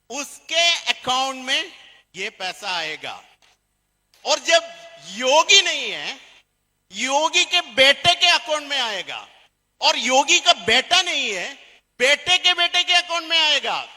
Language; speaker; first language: Hindi; non-native, fluent; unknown